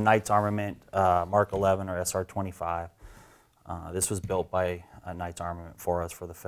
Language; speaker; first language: English; native; English